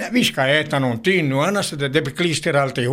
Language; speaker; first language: Swedish; non-native, fluent; Italian